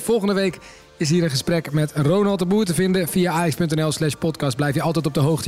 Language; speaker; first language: Dutch; native; Dutch